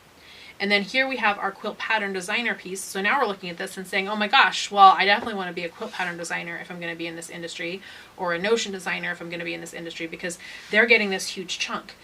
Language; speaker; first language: English; native; English